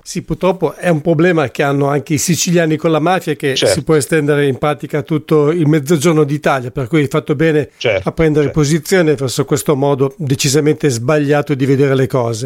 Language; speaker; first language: Italian; native; Italian